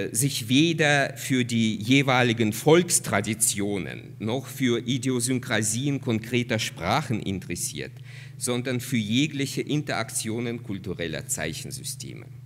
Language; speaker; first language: German; non-native, fluent; Russian